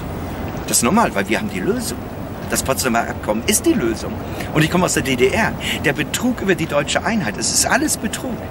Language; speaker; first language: German; native; German